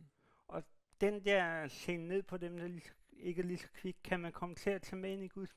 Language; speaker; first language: Danish; native; Danish